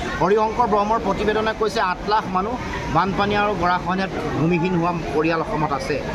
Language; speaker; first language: Assamese; native; Assamese